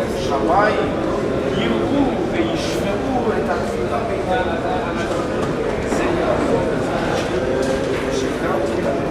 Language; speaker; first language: Hebrew; non-native, fluent; Hindi